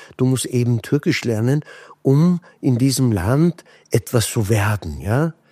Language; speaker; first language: German; non-native, fluent; Kurdish